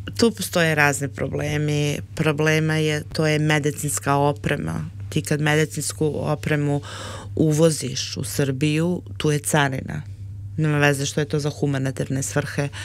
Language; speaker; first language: Serbian; early bilingual, heritage; Serbian